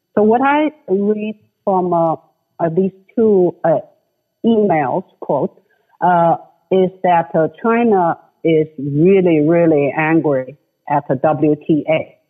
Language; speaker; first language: English; non-native, fluent; Chinese